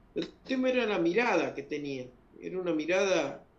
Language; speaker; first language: Spanish; early bilingual, other home language; Guarani